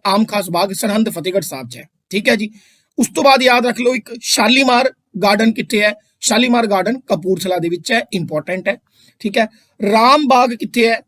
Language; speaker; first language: Hindi; non-native, local second language; Punjabi